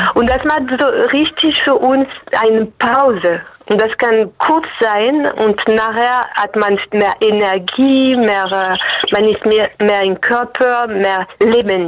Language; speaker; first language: German; non-native, fluent; French